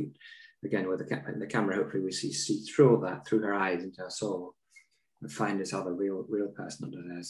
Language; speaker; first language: English; native; English